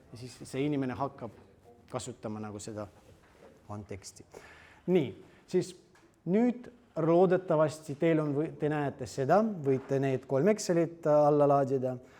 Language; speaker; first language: Estonian; non-native, fluent; Russian